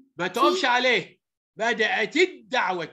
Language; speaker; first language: Arabic; native; Arabic